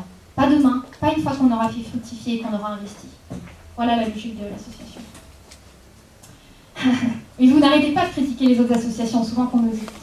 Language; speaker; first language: French; native; French